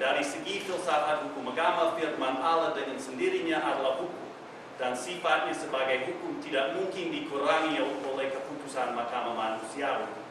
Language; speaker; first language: Indonesian; non-native, fluent; English